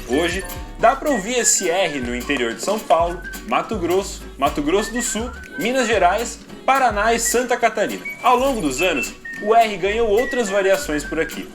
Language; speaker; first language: Portuguese; native; Portuguese